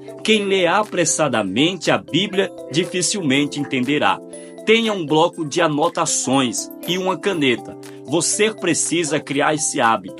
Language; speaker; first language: Portuguese; native; Portuguese